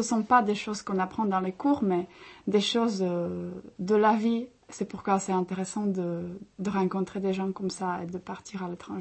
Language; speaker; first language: French; non-native, fluent; Czech